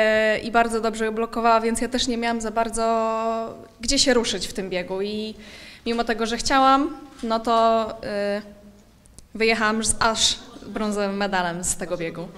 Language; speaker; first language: Polish; native; Polish